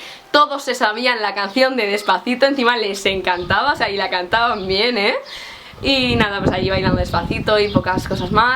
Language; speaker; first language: Spanish; native; Spanish